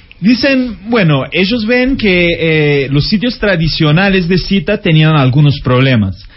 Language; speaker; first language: Spanish; non-native, fluent; Italian